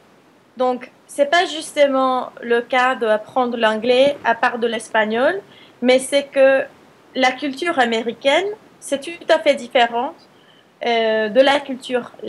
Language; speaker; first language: French; non-native, fluent; Spanish